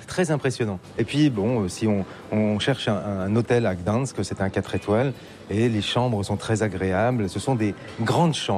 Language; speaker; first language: French; native; French